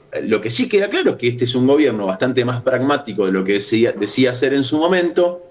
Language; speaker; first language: Spanish; native; Spanish